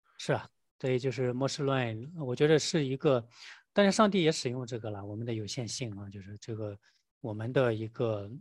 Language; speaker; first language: Chinese; native; Chinese